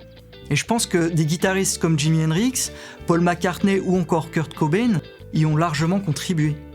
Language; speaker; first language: French; native; French